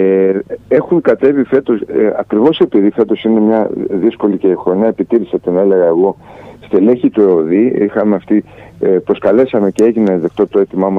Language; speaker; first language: Greek; native; Greek